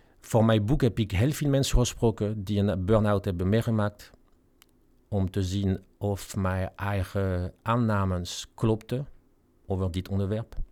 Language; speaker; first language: Dutch; non-native, fluent; French